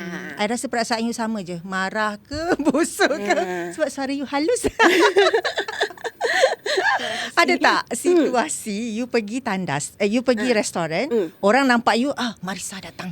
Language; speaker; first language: Malay; native; Malay